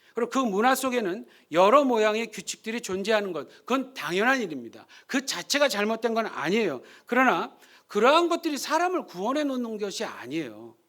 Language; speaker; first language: Korean; early bilingual, heritage; Korean